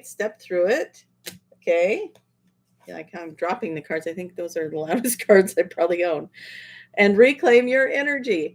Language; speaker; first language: English; native; English